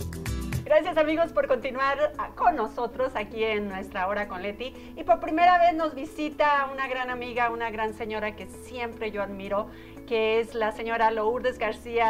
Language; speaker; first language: Spanish; native; Spanish